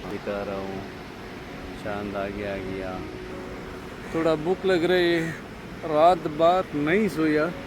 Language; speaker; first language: Hindi; non-native, local second language; Kannada